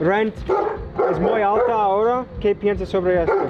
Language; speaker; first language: Spanish; non-native, learner; English